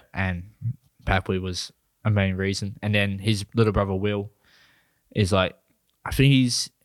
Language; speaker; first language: English; native; English